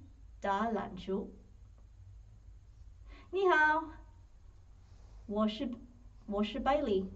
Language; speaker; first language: Chinese; non-native, fluent; English